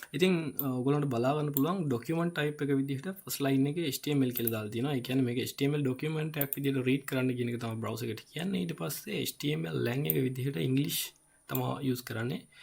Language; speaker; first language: Sinhala; native; Sinhala